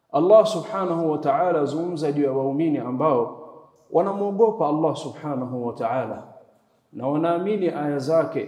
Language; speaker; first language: Arabic; non-native, fluent; Swahili